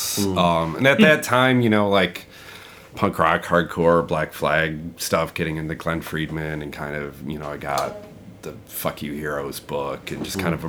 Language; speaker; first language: English; native; English